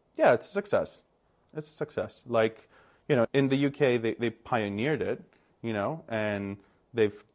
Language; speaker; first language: English; non-native, fluent; Greek